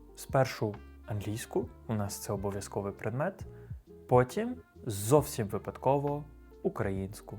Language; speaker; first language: Ukrainian; non-native, fluent; French